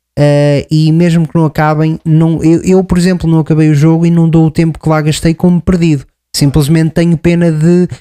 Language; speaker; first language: Portuguese; native; Portuguese